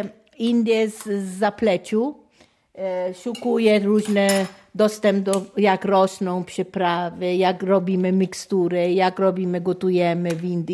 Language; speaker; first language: Polish; non-native, fluent; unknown